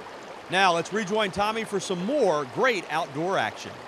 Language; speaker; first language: English; native; English